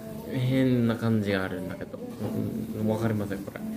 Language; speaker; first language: Japanese; non-native, fluent; Filipino